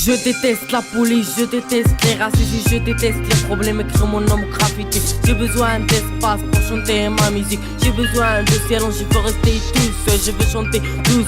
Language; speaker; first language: French; non-native, learner; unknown